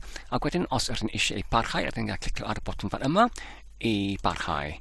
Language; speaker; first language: Welsh; non-native, learner; Polish